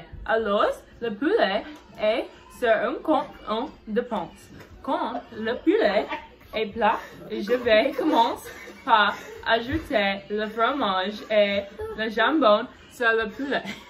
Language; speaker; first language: French; non-native, learner; English